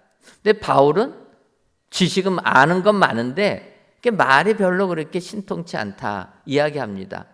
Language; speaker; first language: Korean; native; Korean